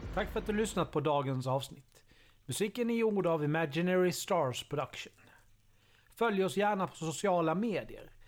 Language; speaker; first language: Swedish; native; Swedish